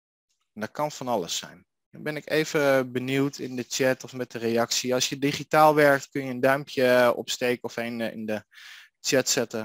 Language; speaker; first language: Dutch; native; Dutch